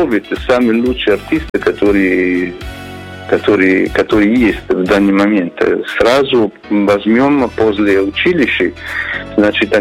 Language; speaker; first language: Russian; non-native, learner; Italian